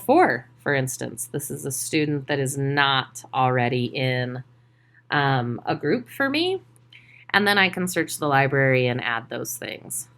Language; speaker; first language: English; native; English